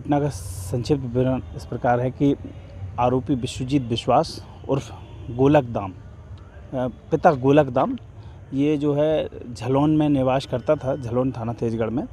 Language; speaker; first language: Hindi; native; Hindi